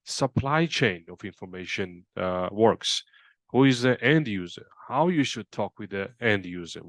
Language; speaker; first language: English; non-native, fluent; Georgian